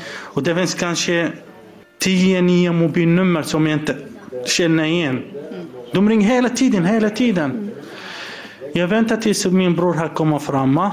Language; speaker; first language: Swedish; non-native, learner; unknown